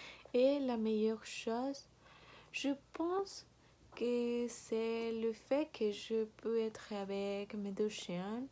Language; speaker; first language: French; non-native, learner; Spanish